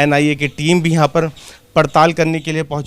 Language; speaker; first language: Hindi; native; Hindi